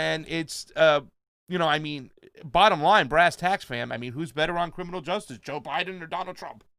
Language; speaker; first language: English; native; English